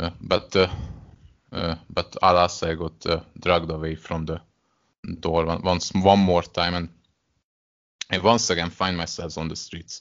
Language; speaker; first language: English; non-native, fluent; Hungarian